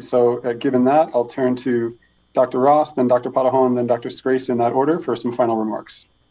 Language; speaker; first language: English; native; English